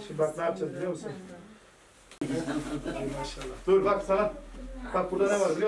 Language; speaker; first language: Turkish; native; Turkish